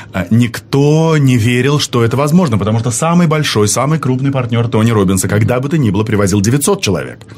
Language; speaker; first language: Russian; native; Russian